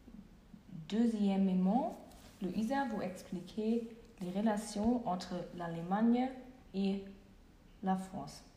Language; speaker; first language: French; non-native, learner; German